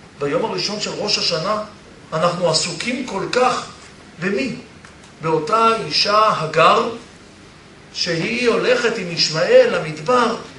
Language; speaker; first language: Hebrew; early bilingual, other home language; Polish